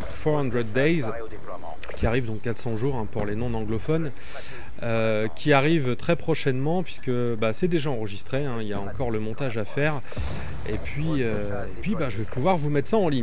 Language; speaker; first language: French; native; French